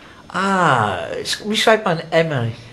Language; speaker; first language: German; non-native, learner; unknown